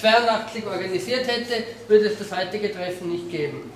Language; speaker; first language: German; non-native, fluent; Slovenian